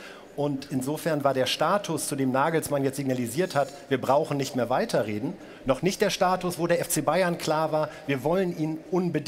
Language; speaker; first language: German; native; German